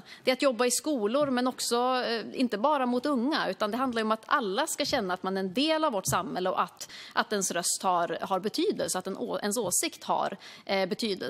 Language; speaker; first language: Swedish; native; Swedish